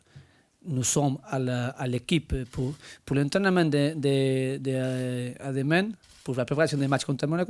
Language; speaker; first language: French; non-native, learner; Spanish